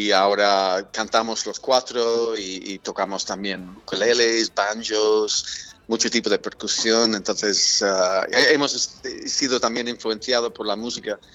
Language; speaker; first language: Spanish; non-native, fluent; English